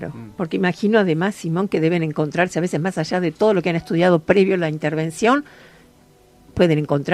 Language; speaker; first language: Spanish; native; Spanish